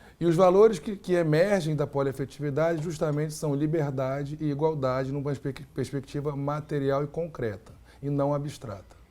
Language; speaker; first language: Portuguese; native; Portuguese